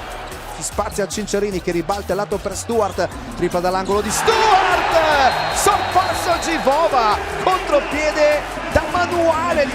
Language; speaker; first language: Italian; native; Italian